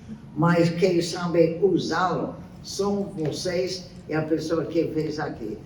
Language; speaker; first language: Portuguese; non-native, fluent; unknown